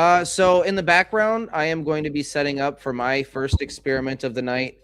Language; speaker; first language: English; native; English